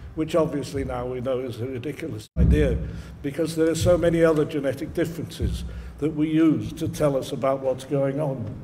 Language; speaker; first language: English; native; English